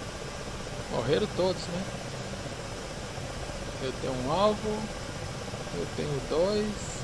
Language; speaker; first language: Portuguese; native; Portuguese